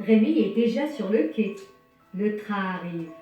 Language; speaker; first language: French; native; French